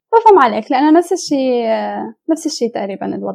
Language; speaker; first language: Arabic; native; Arabic